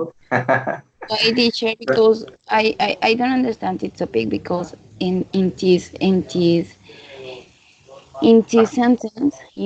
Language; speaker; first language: English; non-native, learner; Spanish